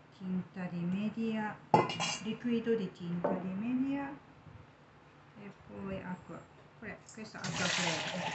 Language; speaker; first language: Italian; non-native, learner; Japanese